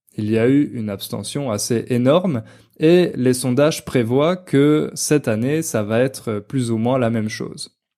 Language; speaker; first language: French; native; French